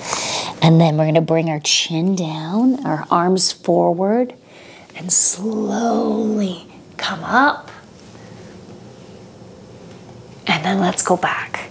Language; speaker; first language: English; native; English